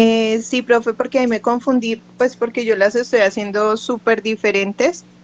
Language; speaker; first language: Spanish; native; Spanish